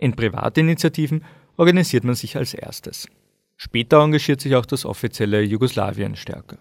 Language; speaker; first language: German; native; German